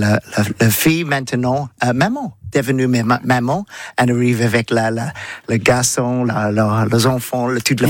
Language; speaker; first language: French; non-native, learner; English